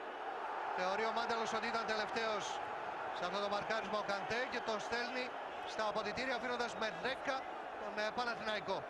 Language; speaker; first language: Greek; native; Greek